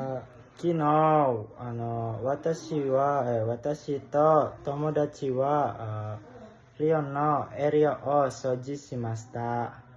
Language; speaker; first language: Japanese; non-native, learner; Indonesian